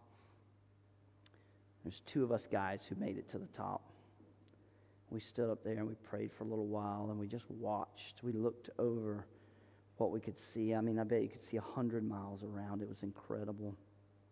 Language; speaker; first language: English; native; English